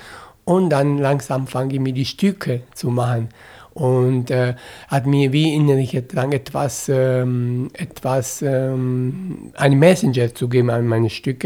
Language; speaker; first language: German; non-native, fluent; Italian